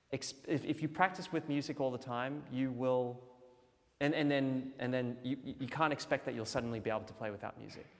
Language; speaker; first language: English; native; English